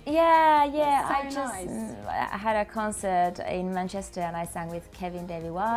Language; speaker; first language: English; non-native, fluent; Finnish